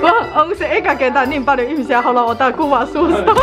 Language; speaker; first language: Finnish; non-native, learner; Chinese